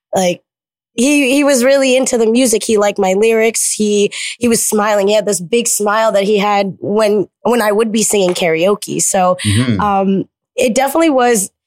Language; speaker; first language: English; early bilingual, other home language; Filipino